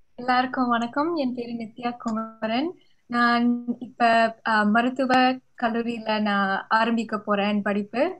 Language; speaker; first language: Tamil; early bilingual, heritage; Tamil